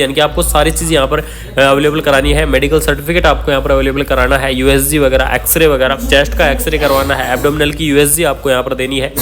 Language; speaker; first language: Hindi; native; Hindi